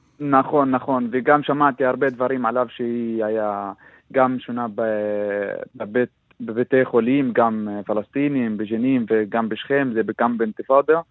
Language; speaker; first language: Hebrew; non-native, local second language; Arabic